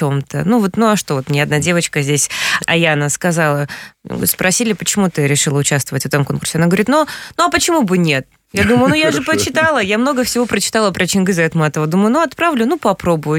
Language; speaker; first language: Russian; native; Russian